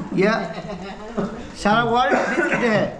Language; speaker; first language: Hindi; non-native, learner; Bangla